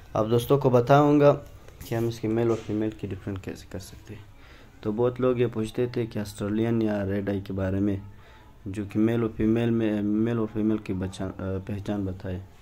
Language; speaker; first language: Urdu; non-native, local second language; Pashto